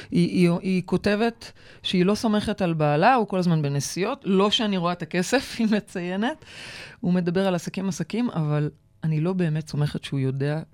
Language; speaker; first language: Hebrew; native; Hebrew